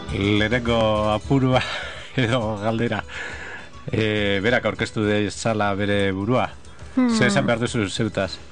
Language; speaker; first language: Basque; native; Basque